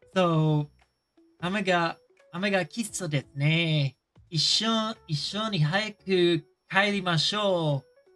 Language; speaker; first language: Japanese; non-native, learner; English